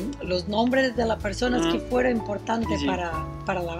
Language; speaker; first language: Spanish; non-native, fluent; Portuguese